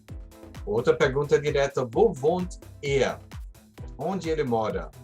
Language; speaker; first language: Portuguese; non-native, fluent; German